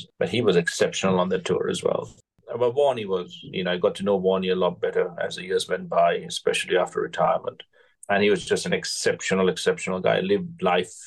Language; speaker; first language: English; non-native, local second language; Sinhala